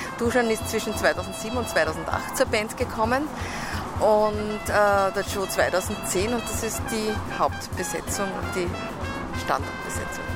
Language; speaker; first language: German; native; German